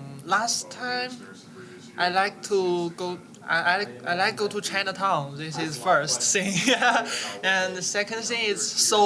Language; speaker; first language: English; non-native, learner; Chinese